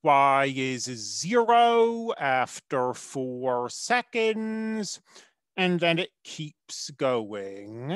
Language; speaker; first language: English; native; English